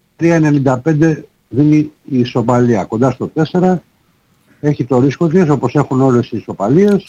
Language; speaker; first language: Greek; native; Greek